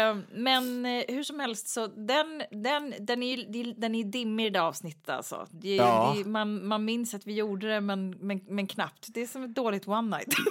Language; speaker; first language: Swedish; native; Swedish